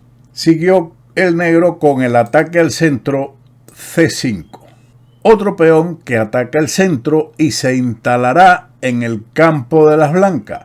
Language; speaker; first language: Spanish; native; Spanish